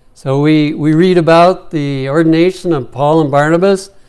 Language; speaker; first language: English; native; English